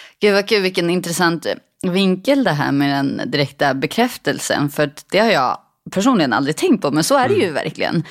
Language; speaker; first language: Swedish; native; Swedish